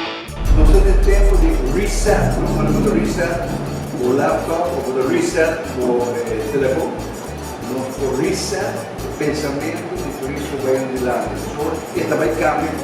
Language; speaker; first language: Portuguese; non-native, learner; Papiamento